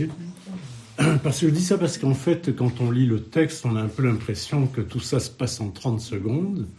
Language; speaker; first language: French; native; French